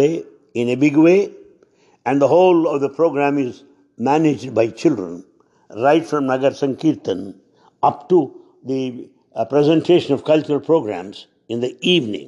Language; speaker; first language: English; non-native, local second language; Telugu